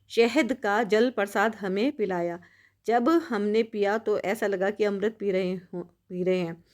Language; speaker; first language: Hindi; native; Hindi